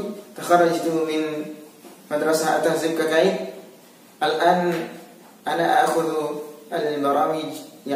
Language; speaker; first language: Arabic; non-native, learner; Indonesian